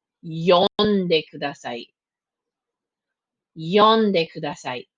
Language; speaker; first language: Japanese; non-native, fluent; English